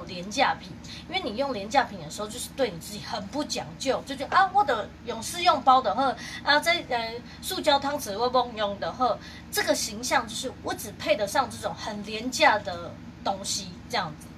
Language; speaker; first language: Chinese; native; Chinese